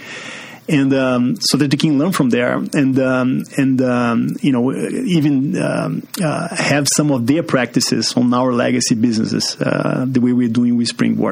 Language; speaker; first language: English; non-native, fluent; Portuguese